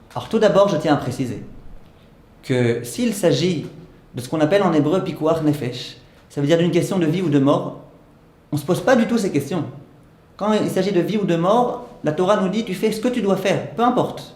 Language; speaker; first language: French; native; French